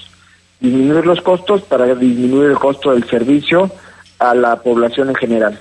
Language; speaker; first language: Spanish; native; Spanish